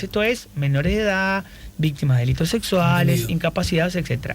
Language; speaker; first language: Spanish; native; Spanish